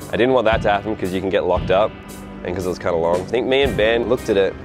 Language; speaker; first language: English; native; English